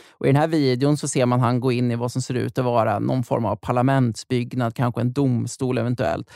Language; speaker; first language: Swedish; native; Swedish